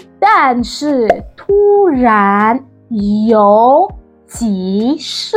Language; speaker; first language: Chinese; non-native, fluent; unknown